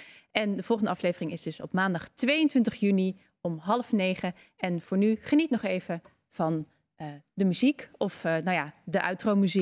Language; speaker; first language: Dutch; native; Dutch